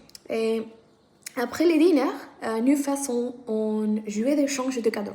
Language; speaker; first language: French; non-native, learner; Spanish